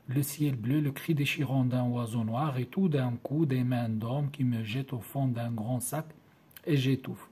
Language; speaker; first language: French; non-native, local second language; Arabic